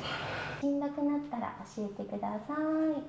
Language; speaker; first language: Japanese; native; Japanese